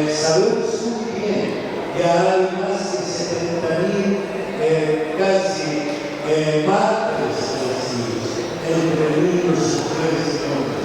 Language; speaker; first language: Spanish; non-native, fluent; Arabic